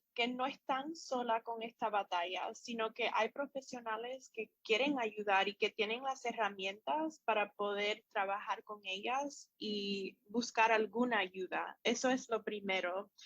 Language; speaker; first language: Spanish; early bilingual, heritage; Spanish